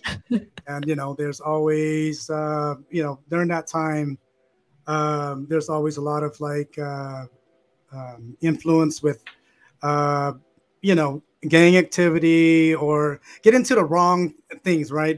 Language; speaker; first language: English; early bilingual, other home language; Khmer